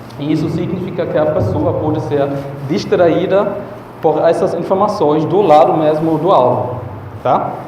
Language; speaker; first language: Portuguese; non-native, fluent; German